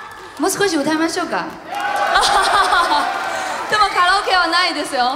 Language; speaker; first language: Japanese; non-native, learner; Chinese